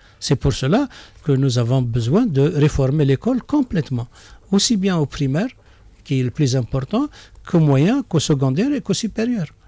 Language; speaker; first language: French; non-native, local second language; Arabic